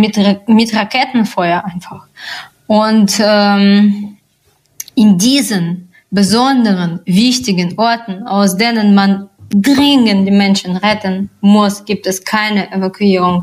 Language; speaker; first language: German; non-native, fluent; Russian